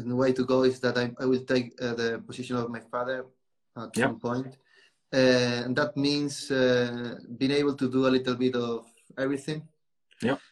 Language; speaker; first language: English; non-native, learner; Spanish